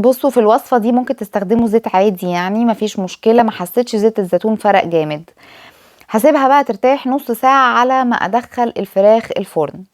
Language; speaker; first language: Arabic; native; Arabic